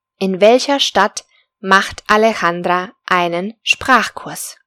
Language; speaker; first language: German; non-native, fluent; Spanish